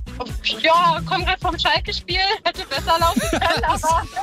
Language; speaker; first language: German; native; German